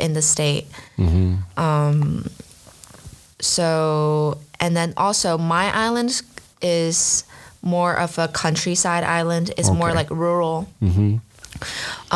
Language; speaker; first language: English; non-native, fluent; Chinese